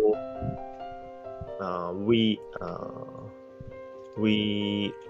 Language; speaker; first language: English; non-native, learner; Japanese